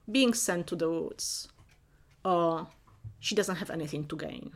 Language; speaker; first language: English; non-native, fluent; Polish